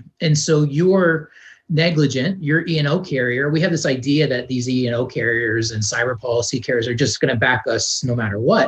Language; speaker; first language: English; native; English